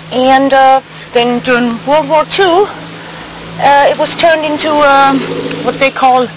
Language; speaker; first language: English; non-native, fluent; German